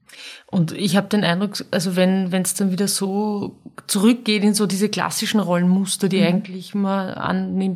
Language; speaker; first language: German; native; German